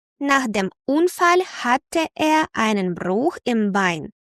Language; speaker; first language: German; non-native, fluent; Ukrainian